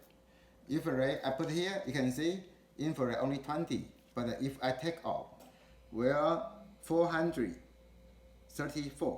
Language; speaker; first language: English; non-native, learner; Chinese